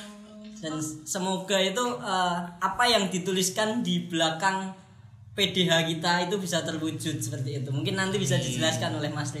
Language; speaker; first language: Indonesian; native; Indonesian